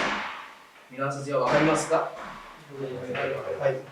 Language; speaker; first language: Japanese; non-native, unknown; Sinhala